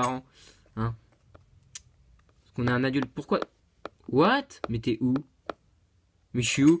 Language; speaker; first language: French; native; French